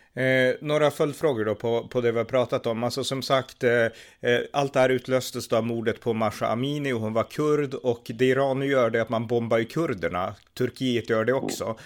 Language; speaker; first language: Swedish; native; Swedish